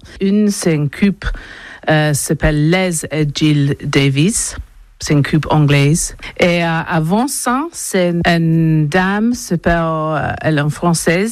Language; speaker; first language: French; non-native, learner; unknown